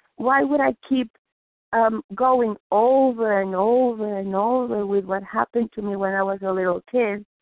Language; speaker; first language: English; non-native, fluent; Spanish